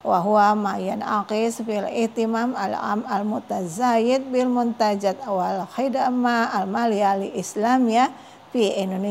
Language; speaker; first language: Arabic; non-native, fluent; Indonesian